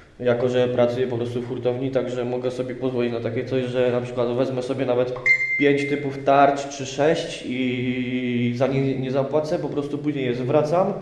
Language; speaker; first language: Polish; native; Polish